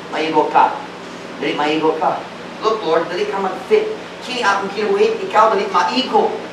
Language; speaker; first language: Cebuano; non-native, fluent; English